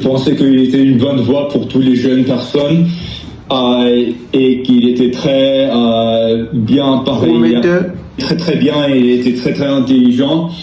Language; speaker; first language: French; non-native, learner; English